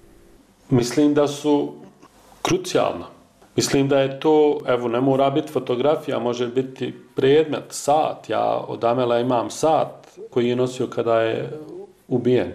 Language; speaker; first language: Croatian; native; Croatian